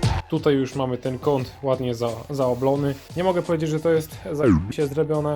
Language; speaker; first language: Polish; native; Polish